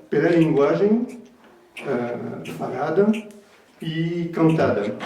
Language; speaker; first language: Portuguese; early bilingual, heritage; Portuguese